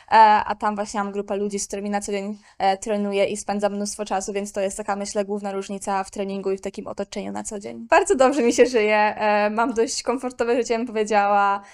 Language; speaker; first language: Polish; native; Polish